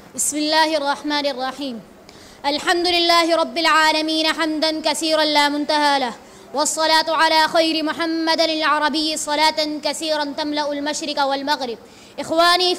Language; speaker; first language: Arabic; non-native, learner; Urdu